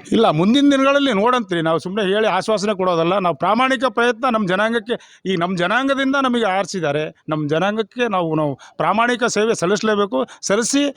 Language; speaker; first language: Kannada; non-native, local second language; Lambadi